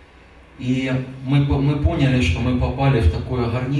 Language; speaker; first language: Russian; native; Russian